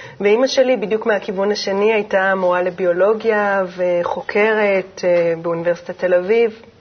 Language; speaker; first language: Hebrew; native; Hebrew